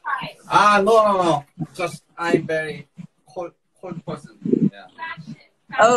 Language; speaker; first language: English; non-native, learner; Korean